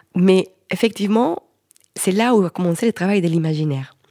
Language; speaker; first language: French; non-native, fluent; Spanish